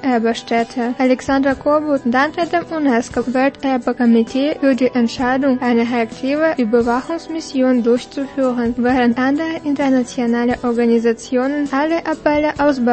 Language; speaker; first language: German; non-native, fluent; Russian